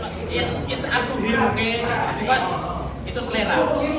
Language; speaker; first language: English; non-native, learner; Indonesian